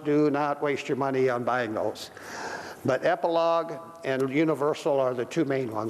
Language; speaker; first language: English; native; English